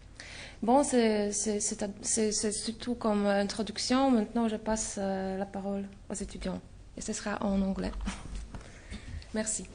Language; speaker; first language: French; non-native, fluent; Polish